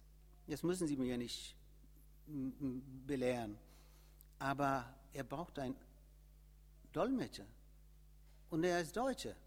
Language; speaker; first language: German; non-native, fluent; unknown